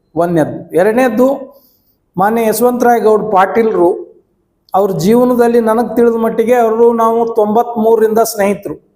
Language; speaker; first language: Kannada; native; Kannada